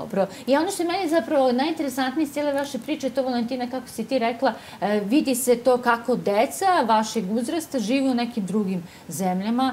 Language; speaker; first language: Serbian; native; Serbian